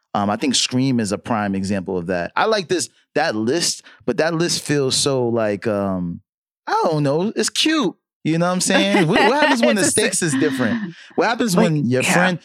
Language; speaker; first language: English; native; English